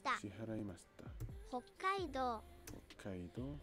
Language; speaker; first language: Japanese; non-native, learner; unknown